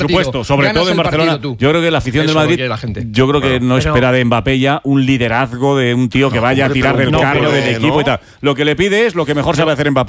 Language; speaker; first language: Spanish; native; Spanish